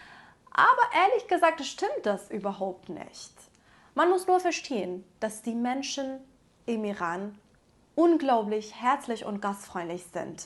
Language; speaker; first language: German; non-native, fluent; Persian